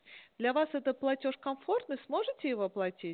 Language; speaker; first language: Russian; native; Russian